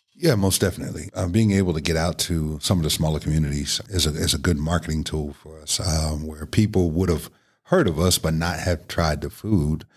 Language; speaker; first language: English; native; English